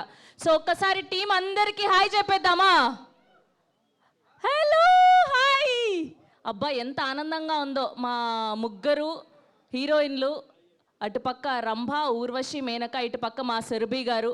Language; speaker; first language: Telugu; native; Telugu